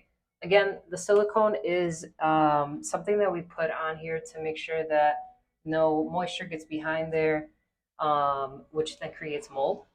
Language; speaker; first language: English; native; English